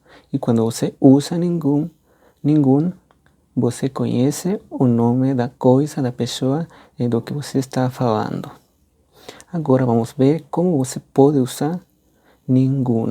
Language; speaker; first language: Portuguese; non-native, fluent; Spanish